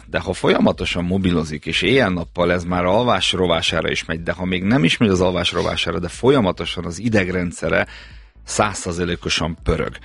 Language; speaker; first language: Hungarian; native; Hungarian